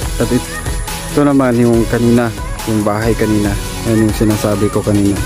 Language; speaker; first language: Filipino; non-native, local second language; Cebuano